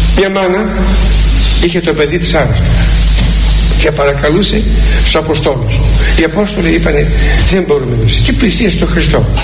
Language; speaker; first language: Greek; native; Greek